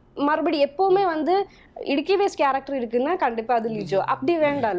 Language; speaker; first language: Tamil; non-native, local second language; Malayalam